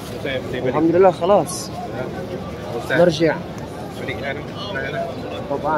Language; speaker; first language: Arabic; non-native, learner; Malay